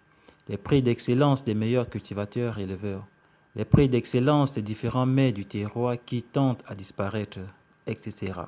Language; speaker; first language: French; non-native, local second language; Fang